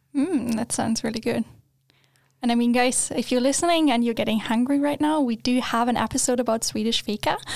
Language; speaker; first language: English; non-native, fluent; German